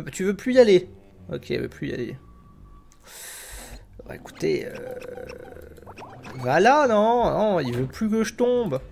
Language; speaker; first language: French; native; French